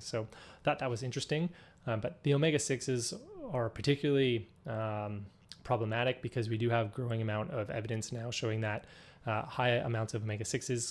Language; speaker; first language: English; native; English